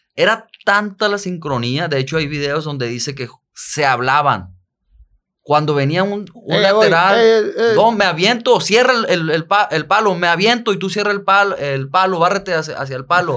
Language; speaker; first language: Spanish; native; Spanish